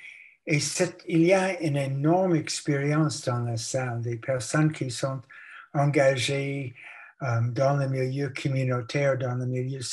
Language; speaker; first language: French; non-native, fluent; English